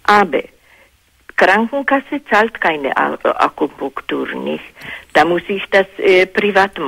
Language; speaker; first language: German; non-native, fluent; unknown